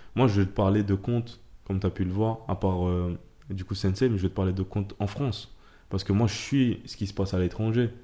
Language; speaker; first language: French; native; French